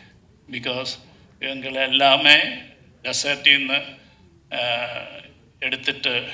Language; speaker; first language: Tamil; non-native, learner; Malayalam